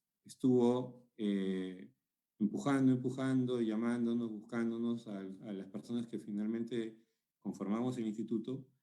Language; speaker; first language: Spanish; native; Spanish